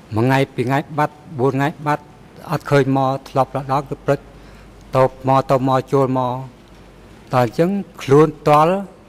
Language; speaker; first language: Khmer; non-native, local second language; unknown